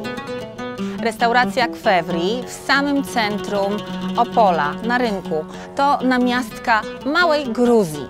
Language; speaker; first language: Polish; native; Polish